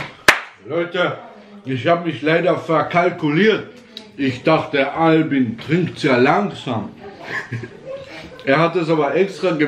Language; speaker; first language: German; native; German